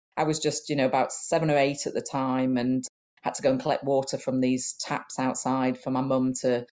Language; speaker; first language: English; native; English